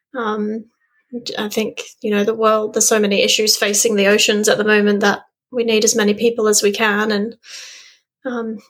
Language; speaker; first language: English; native; English